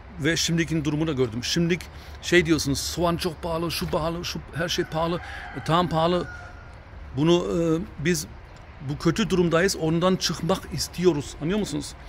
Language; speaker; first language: Turkish; early bilingual, heritage; Turkish